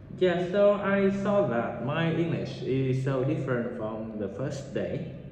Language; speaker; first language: English; non-native, learner; Vietnamese